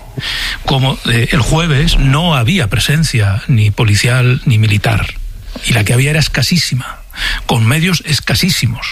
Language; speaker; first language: Spanish; native; Spanish